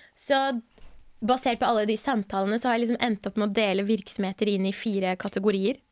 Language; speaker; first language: Norwegian; early bilingual, other home language; Persian